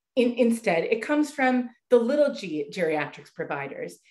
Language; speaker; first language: English; native; English